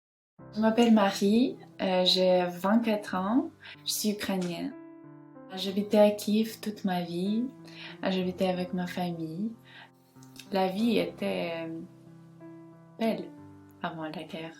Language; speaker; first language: French; non-native, fluent; Ukrainian